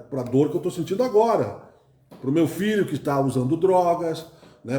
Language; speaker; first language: Portuguese; native; Portuguese